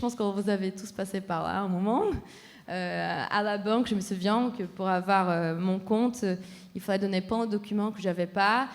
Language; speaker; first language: French; non-native, fluent; Portuguese